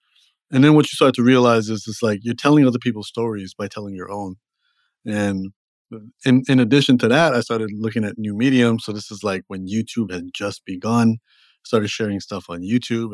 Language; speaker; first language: English; native; English